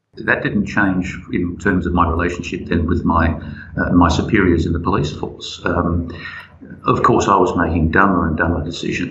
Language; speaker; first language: English; native; English